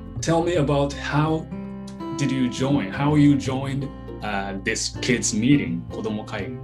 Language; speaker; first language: English; non-native, fluent; Japanese